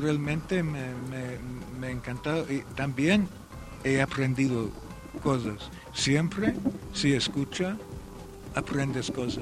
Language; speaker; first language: Spanish; non-native, fluent; Welsh